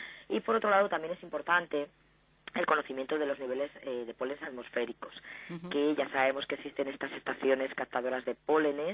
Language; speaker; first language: Spanish; native; Spanish